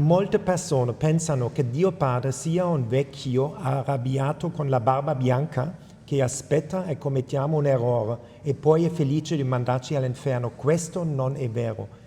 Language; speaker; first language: Italian; non-native, fluent; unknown